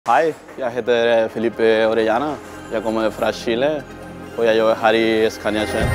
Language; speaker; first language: Norwegian; non-native, learner; Spanish